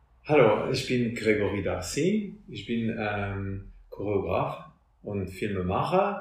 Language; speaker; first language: German; non-native, fluent; French